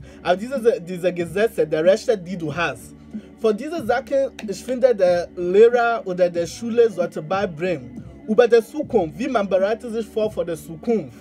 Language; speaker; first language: German; non-native, learner; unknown